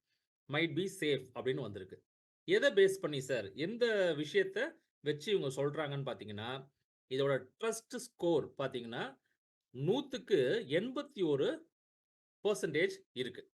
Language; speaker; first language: Tamil; native; Tamil